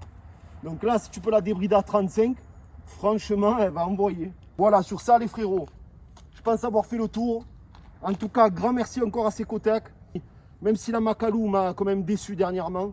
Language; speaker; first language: French; native; French